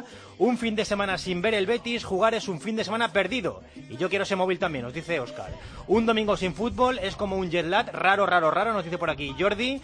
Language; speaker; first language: Spanish; native; Spanish